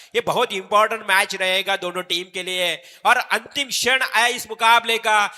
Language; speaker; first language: Hindi; non-native, local second language; Marathi